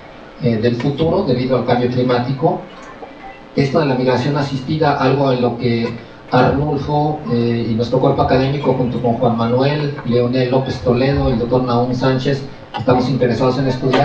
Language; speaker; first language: Spanish; native; Spanish